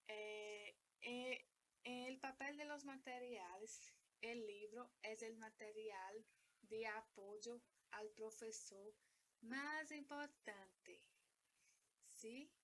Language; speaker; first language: Spanish; non-native, learner; Portuguese